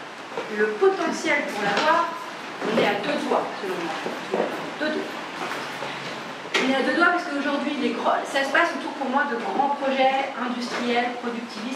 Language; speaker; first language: French; native; French